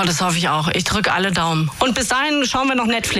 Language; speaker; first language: German; native; German